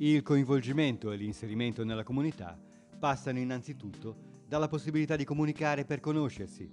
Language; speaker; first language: Italian; native; Italian